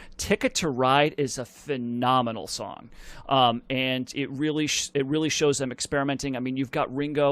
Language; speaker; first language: English; native; English